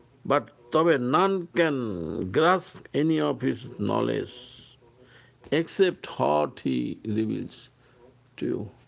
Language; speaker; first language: English; non-native, local second language; Bangla